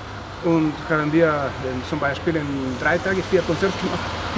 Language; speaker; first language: German; non-native, learner; Spanish